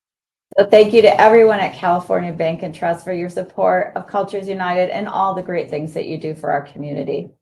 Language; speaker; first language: English; native; English